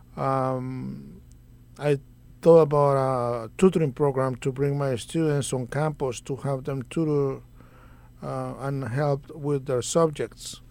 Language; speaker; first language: English; non-native, fluent; Spanish